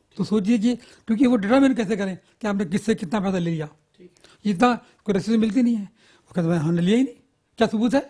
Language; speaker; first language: Urdu; native; Urdu